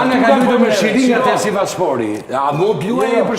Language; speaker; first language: Albanian; native; Albanian